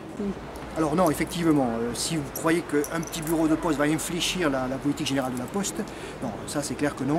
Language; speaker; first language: French; native; French